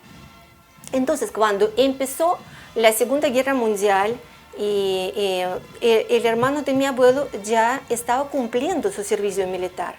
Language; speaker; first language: Spanish; non-native, fluent; Russian